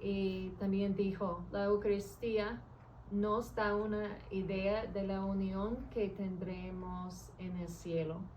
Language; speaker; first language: Spanish; early bilingual, heritage; English